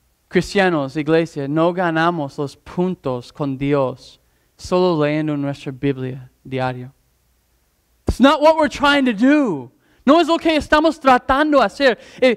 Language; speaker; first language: Spanish; non-native, fluent; English